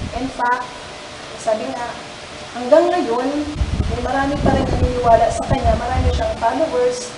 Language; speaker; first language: Filipino; native; Filipino